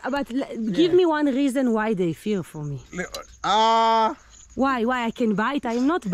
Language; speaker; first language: English; non-native, learner; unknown